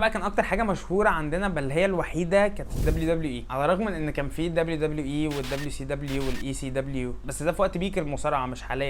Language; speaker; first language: Arabic; native; Arabic